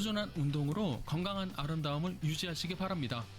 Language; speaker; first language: Korean; native; Korean